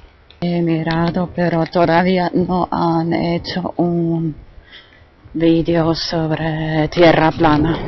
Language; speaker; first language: Spanish; non-native, fluent; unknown